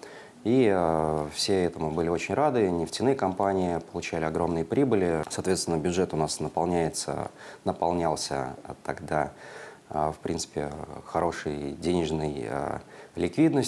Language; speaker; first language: Russian; native; Russian